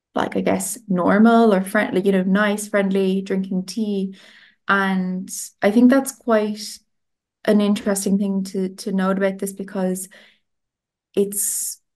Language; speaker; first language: English; non-native, fluent; Italian